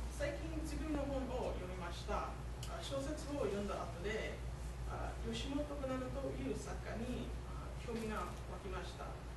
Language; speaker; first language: Japanese; non-native, learner; English